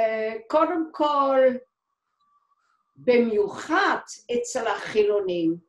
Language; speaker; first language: Hebrew; non-native, fluent; Dutch